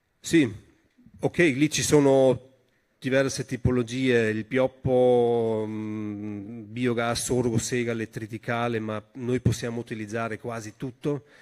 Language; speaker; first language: Italian; non-native, local second language; German